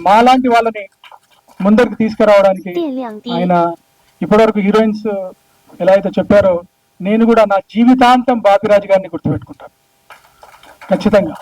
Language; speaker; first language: Telugu; native; Telugu